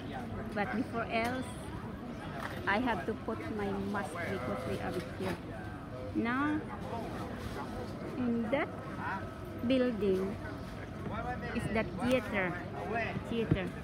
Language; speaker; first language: English; non-native, local second language; Filipino